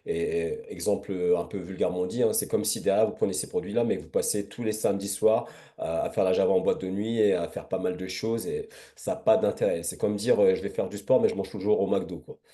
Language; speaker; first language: French; native; French